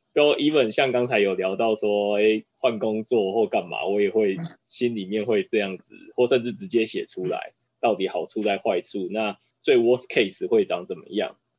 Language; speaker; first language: Chinese; native; Chinese